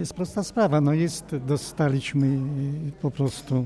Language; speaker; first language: Polish; non-native, local second language; Ukrainian